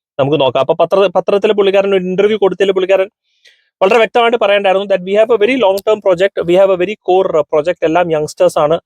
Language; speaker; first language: Malayalam; native; Malayalam